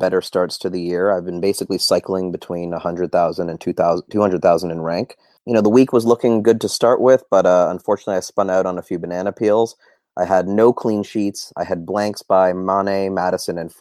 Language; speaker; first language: English; native; English